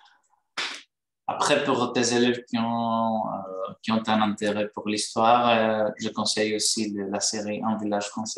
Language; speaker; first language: French; non-native, fluent; Greek